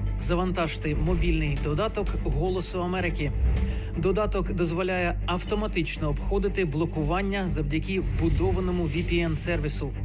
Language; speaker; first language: Ukrainian; native; Ukrainian